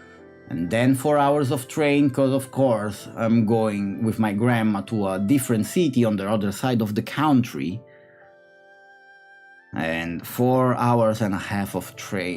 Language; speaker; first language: English; non-native, fluent; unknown